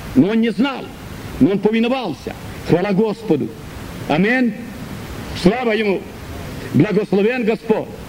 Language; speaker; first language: Russian; native; Russian